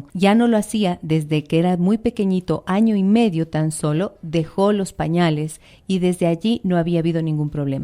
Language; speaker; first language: Spanish; native; Spanish